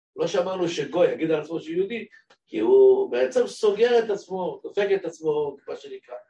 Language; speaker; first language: Hebrew; native; Hebrew